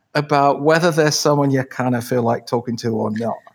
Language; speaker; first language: English; native; English